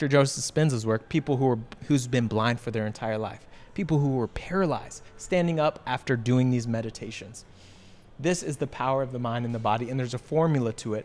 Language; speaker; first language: English; native; English